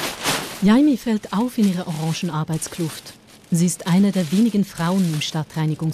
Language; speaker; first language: German; native; German